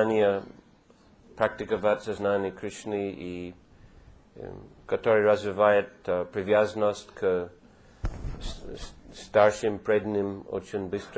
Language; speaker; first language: Russian; non-native, fluent; English